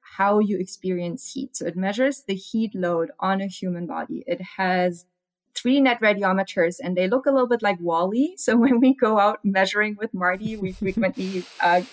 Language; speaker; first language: English; non-native, fluent; German